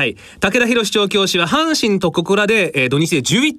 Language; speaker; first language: Japanese; native; Japanese